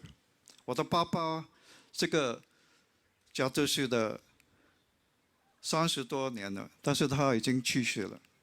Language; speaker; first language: Chinese; non-native, local second language; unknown